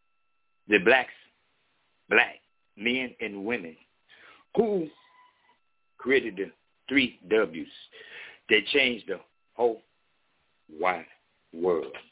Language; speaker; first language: English; native; English